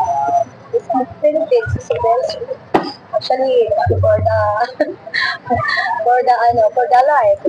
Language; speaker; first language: English; non-native, learner; Filipino